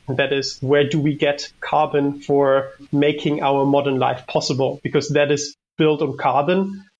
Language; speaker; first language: English; non-native, fluent; German